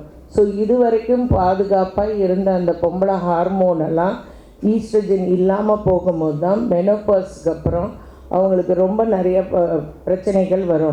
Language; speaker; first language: Tamil; native; Tamil